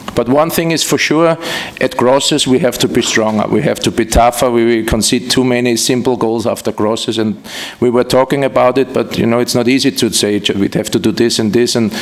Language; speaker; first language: English; non-native, fluent; German